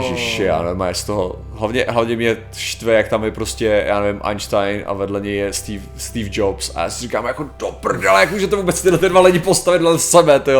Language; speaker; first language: Czech; native; Czech